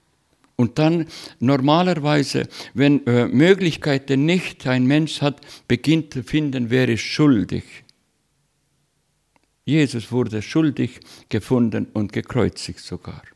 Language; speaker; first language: German; non-native, learner; Russian